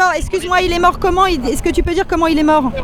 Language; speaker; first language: French; native; French